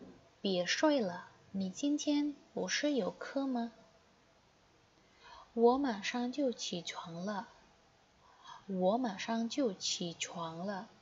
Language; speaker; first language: Chinese; non-native, fluent; Indonesian